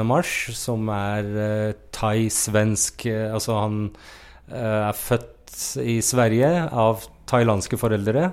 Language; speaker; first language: Norwegian; non-native, fluent; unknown